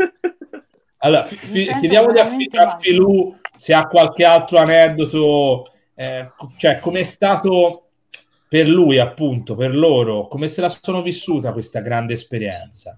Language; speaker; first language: Italian; native; Italian